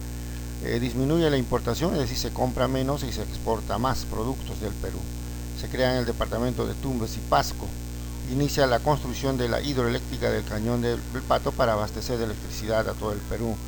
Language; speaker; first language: Spanish; native; Spanish